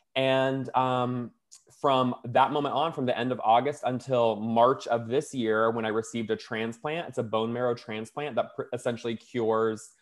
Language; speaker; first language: English; native; English